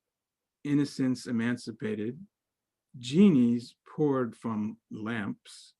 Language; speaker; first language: English; native; English